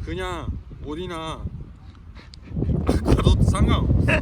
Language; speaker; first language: Korean; non-native, fluent; Japanese